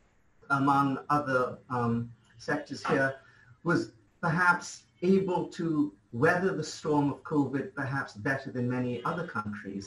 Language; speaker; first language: English; non-native, local second language; Bangla